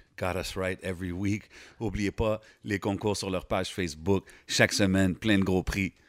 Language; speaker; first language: French; early bilingual, other home language; Arabic